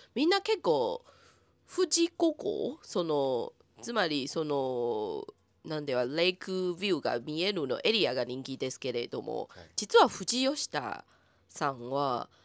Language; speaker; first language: Japanese; non-native, fluent; Chinese